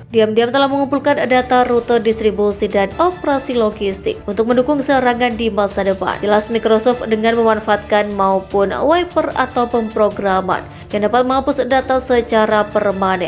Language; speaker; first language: Indonesian; native; Indonesian